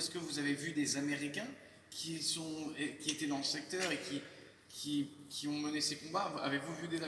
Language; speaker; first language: French; native; French